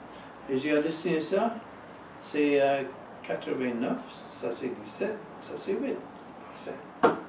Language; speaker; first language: French; non-native, fluent; English